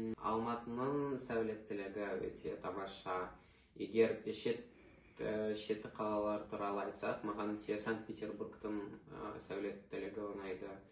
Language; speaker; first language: Kazakh; non-native, local second language; Russian